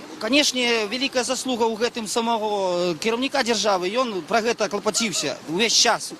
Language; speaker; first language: Belarusian; non-native, local second language; Russian